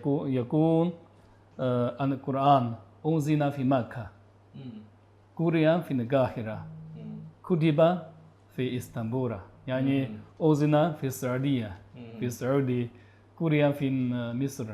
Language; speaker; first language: Arabic; non-native, learner; Chinese